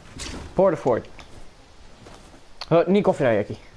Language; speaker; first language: Spanish; non-native, learner; English